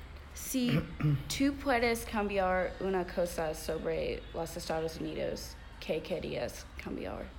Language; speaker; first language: Spanish; non-native, learner; English